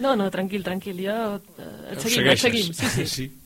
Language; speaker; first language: Catalan; native; Catalan